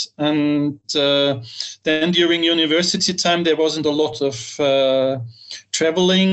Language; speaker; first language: English; non-native, fluent; German